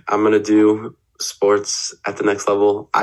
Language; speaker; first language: English; native; English